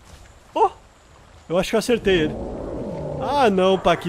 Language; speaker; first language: Portuguese; native; Portuguese